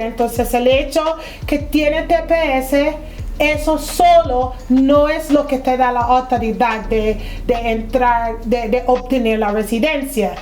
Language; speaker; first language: Spanish; non-native, fluent; English